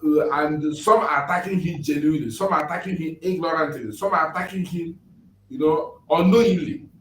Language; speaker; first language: English; non-native, local second language; Igbo